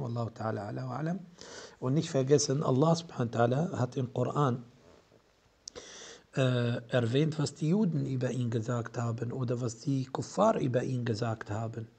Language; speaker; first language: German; non-native, fluent; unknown